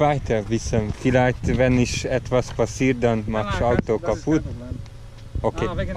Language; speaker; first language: German; non-native, learner; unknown